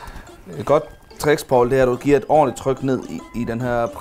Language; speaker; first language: Danish; native; Danish